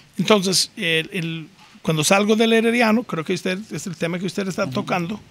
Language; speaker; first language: Spanish; non-native, fluent; English